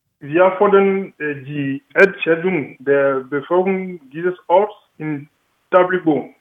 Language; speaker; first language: German; non-native, learner; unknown